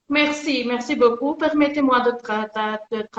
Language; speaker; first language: French; non-native, learner; Persian